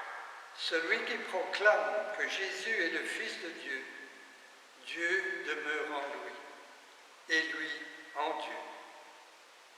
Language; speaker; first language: French; native; French